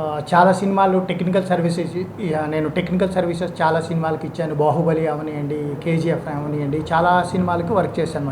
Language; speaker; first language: Telugu; native; Telugu